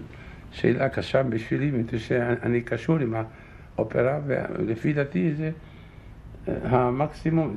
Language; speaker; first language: Hebrew; non-native, fluent; German